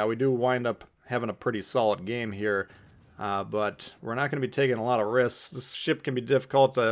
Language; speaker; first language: English; native; English